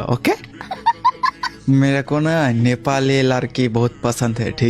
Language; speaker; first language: Hindi; non-native, learner; Bangla